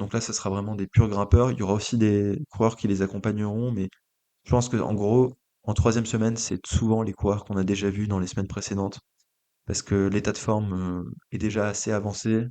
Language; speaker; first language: French; native; French